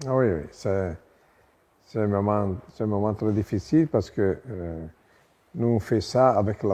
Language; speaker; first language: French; non-native, learner; Italian